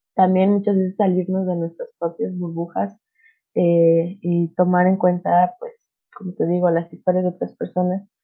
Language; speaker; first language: Spanish; non-native, local second language; Nahuatl languages